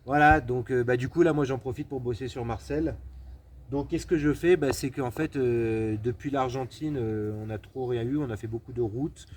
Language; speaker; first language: French; native; French